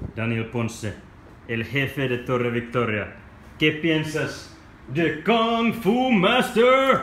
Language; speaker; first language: Spanish; non-native, learner; Finnish